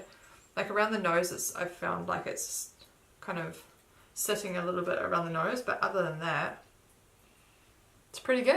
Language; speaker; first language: English; native; English